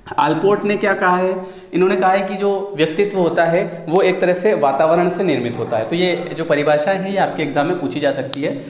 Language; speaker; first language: Hindi; native; Hindi